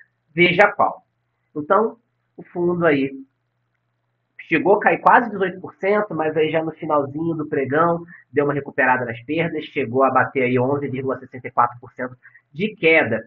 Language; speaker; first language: Portuguese; native; Portuguese